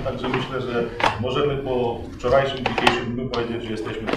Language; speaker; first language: Polish; native; Polish